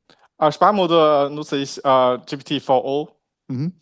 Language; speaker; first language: German; non-native, learner; Chinese